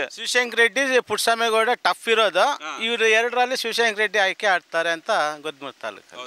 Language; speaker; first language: Kannada; native; Kannada